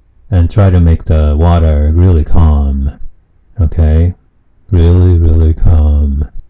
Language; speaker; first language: English; non-native, fluent; Japanese